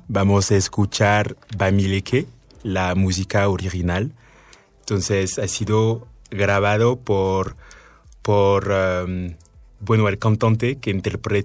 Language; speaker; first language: Spanish; non-native, fluent; French